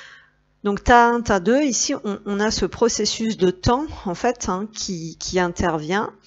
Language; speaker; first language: French; native; French